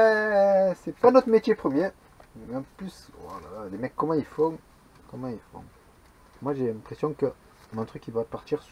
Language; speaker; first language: French; native; French